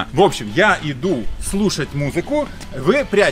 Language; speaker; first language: Russian; native; Russian